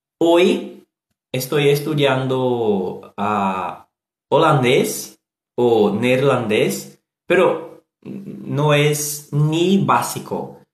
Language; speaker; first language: Spanish; non-native, learner; Portuguese